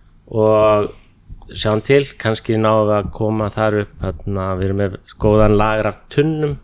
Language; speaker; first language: Icelandic; non-native, fluent; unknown